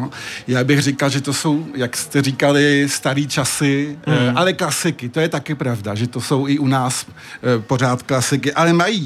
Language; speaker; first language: Czech; early bilingual, heritage; French